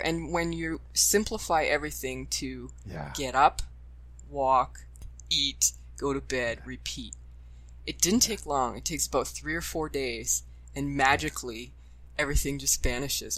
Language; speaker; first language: English; native; English